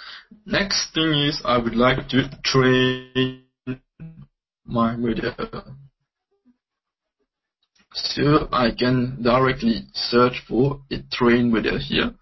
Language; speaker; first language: English; non-native, local second language; Morisyen